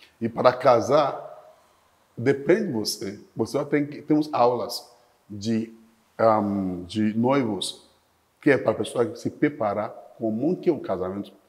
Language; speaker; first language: Portuguese; non-native, fluent; Yoruba